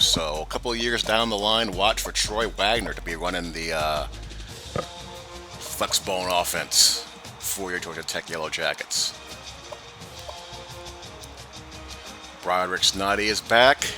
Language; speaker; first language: English; native; English